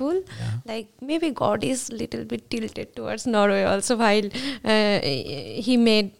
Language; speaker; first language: English; non-native, local second language; Bangla